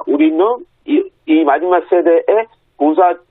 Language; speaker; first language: Korean; non-native, fluent; Burmese